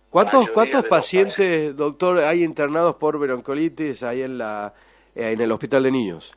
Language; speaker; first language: Spanish; native; Spanish